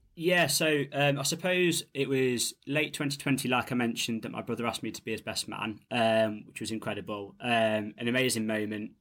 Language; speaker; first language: English; native; English